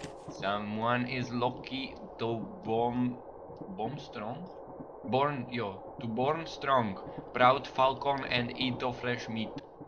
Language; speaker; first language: English; non-native, learner; Czech